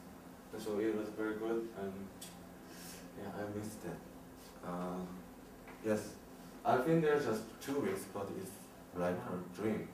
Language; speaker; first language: English; non-native, learner; Korean